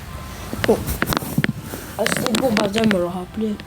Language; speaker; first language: French; native; French